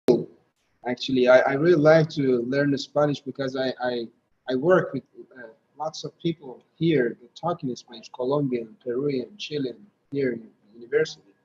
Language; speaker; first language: English; non-native, fluent; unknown